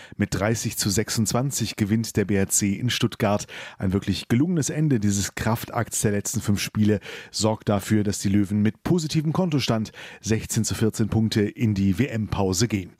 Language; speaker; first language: German; native; German